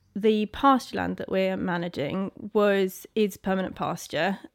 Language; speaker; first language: English; native; English